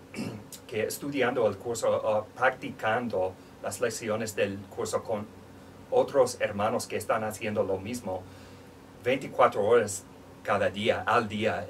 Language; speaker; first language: Spanish; non-native, fluent; English